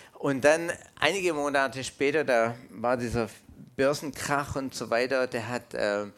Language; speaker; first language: German; non-native, fluent; English